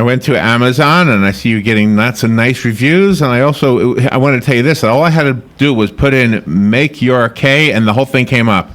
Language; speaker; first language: English; native; English